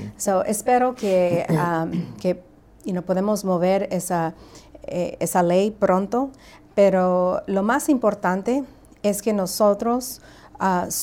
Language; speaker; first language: Spanish; early bilingual, heritage; Spanish